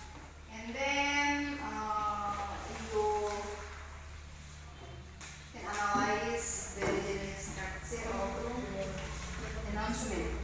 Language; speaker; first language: English; non-native, fluent; Indonesian